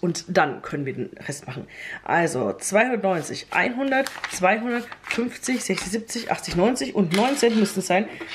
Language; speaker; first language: German; native; German